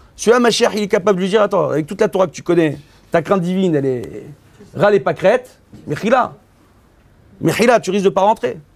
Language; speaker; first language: French; native; French